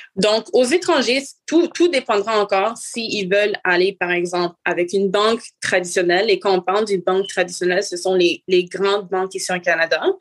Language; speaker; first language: French; native; French